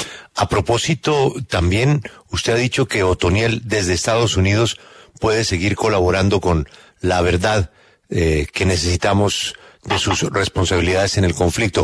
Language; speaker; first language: Spanish; native; Spanish